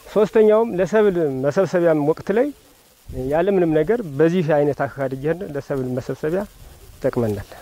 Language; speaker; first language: Amharic; native; Amharic